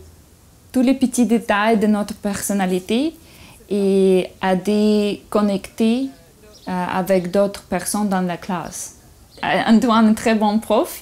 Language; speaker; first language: French; non-native, learner; Russian